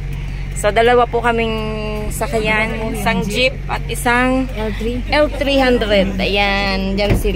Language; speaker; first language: Filipino; native; Filipino